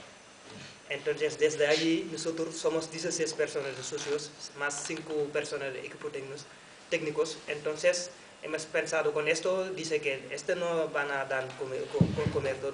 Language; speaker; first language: Spanish; non-native, learner; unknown